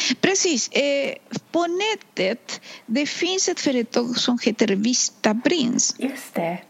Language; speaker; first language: Swedish; non-native, fluent; Spanish